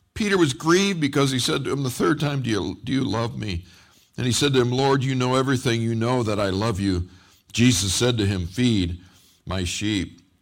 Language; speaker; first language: English; native; English